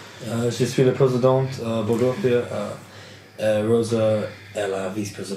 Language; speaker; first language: French; non-native, learner; English